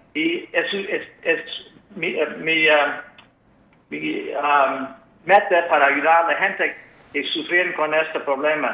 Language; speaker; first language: Spanish; non-native, fluent; English